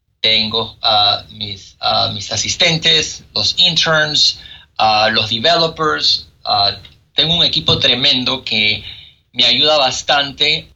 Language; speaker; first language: Spanish; native; Spanish